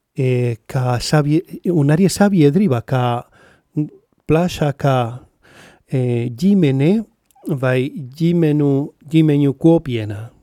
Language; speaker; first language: Latvian; non-native, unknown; Spanish